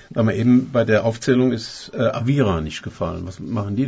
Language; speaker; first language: German; native; German